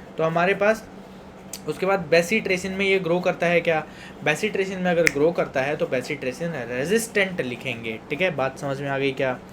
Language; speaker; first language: Hindi; non-native, local second language; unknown